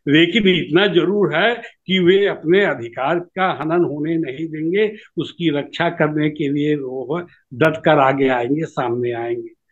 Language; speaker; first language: Hindi; native; Hindi